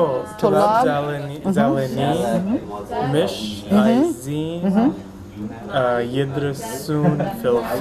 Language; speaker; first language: Arabic; non-native, learner; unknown